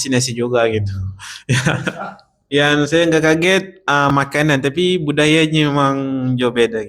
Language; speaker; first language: Indonesian; non-native, learner; Arabic